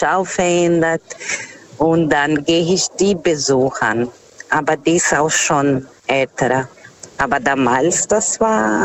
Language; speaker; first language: German; non-native, fluent; Portuguese